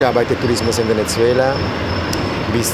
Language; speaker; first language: German; non-native, learner; Spanish